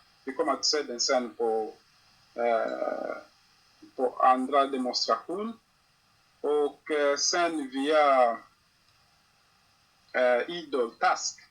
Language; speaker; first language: Swedish; non-native, learner; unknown